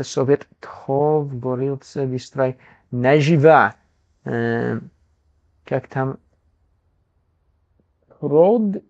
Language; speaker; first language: Russian; non-native, learner; English